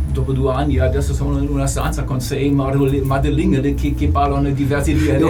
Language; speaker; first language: Italian; non-native, fluent; German